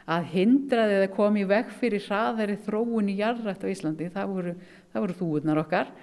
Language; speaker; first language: Icelandic; native; Icelandic